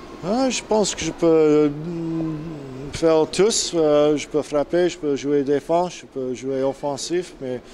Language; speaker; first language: French; non-native, learner; English